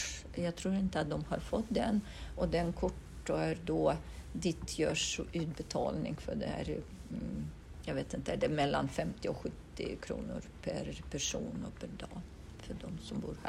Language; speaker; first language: Swedish; non-native, fluent; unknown